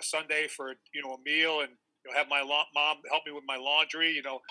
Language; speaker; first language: English; native; English